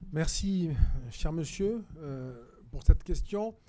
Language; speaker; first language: French; native; French